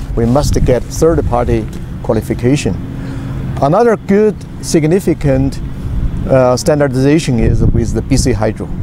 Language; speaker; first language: English; non-native, fluent; Chinese